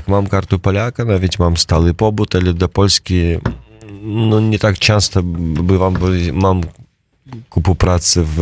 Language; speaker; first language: Polish; non-native, learner; Russian